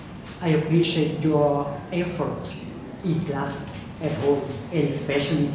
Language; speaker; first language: English; non-native, fluent; Vietnamese